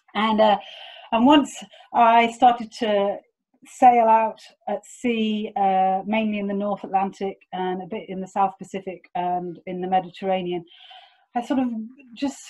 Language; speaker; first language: English; native; English